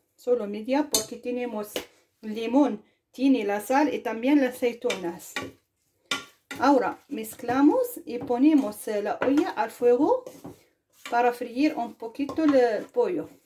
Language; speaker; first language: Spanish; non-native, fluent; Arabic